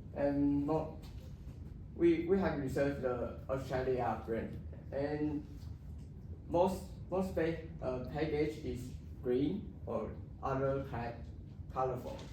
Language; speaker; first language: English; non-native, learner; Chinese